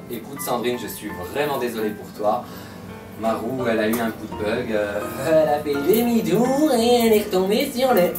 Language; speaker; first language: French; native; French